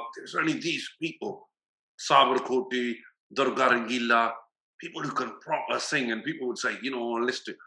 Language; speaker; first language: English; early bilingual, other home language; Punjabi